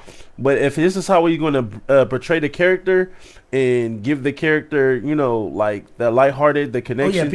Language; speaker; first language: English; native; English